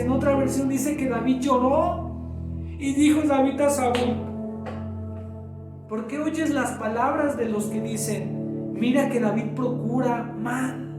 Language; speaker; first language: Spanish; native; Spanish